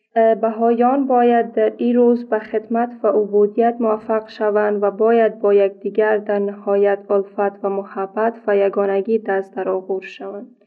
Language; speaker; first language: Persian; native; Persian